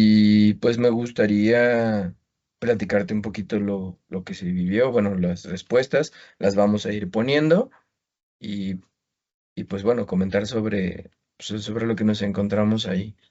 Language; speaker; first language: Spanish; native; Spanish